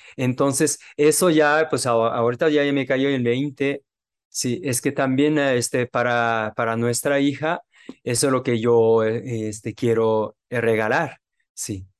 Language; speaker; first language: Spanish; non-native, fluent; Japanese